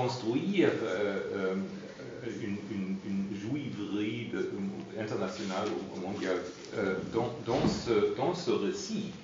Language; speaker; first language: French; non-native, fluent; German